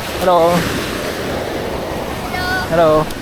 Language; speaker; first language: English; non-native, fluent; Japanese